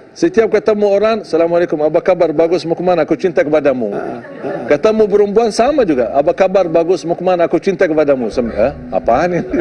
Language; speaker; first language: Malay; non-native, fluent; Arabic